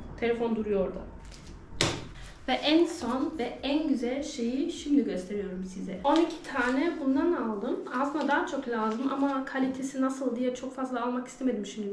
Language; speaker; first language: Turkish; early bilingual, heritage; Turkish